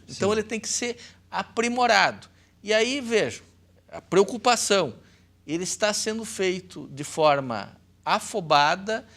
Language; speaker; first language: Portuguese; native; Portuguese